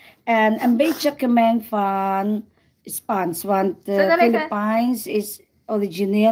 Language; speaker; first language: Dutch; non-native, fluent; Filipino